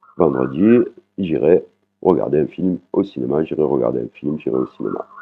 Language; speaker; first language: French; native; French